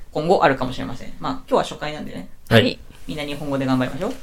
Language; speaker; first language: Japanese; native; Japanese